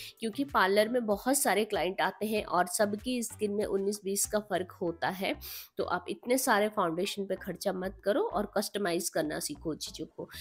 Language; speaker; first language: Hindi; native; Hindi